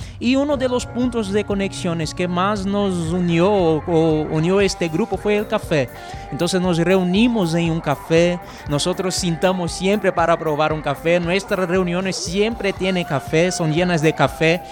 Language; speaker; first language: Spanish; non-native, fluent; Portuguese